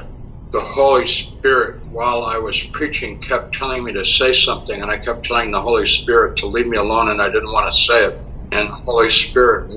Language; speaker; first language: English; native; English